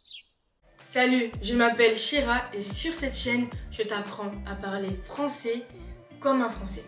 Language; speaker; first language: French; native; French